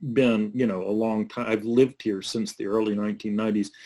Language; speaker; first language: English; native; English